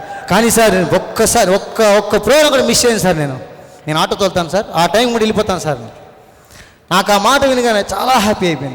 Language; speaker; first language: Telugu; native; Telugu